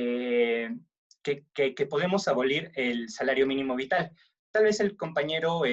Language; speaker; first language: Spanish; native; Spanish